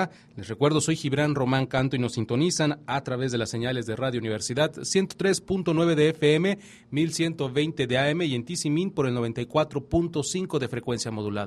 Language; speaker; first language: Spanish; native; Spanish